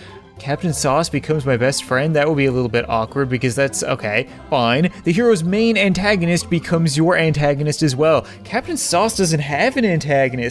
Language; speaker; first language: English; native; English